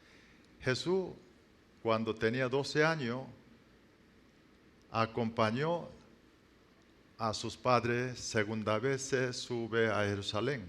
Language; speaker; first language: Spanish; non-native, learner; Korean